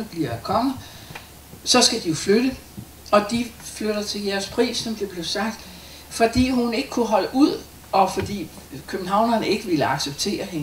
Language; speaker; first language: Danish; native; Danish